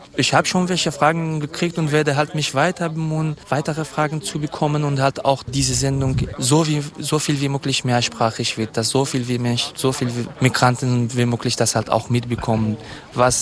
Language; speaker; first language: German; non-native, fluent; Kurdish